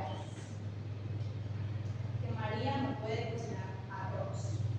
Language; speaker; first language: Spanish; non-native, fluent; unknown